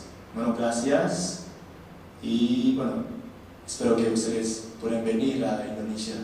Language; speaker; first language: Spanish; non-native, learner; Indonesian